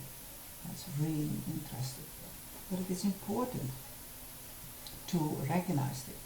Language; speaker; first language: English; non-native, fluent; Dutch